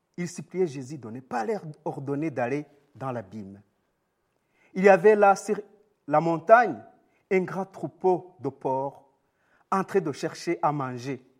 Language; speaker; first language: French; non-native, local second language; Rundi